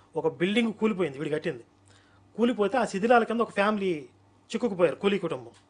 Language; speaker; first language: Telugu; native; Telugu